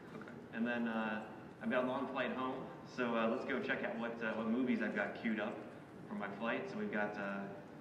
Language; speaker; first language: English; native; English